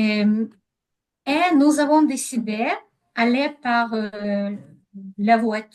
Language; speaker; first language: French; non-native, learner; Ukrainian